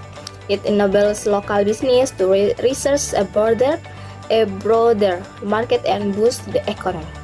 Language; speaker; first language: English; non-native, learner; Indonesian